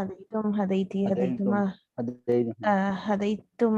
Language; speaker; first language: Arabic; non-native, learner; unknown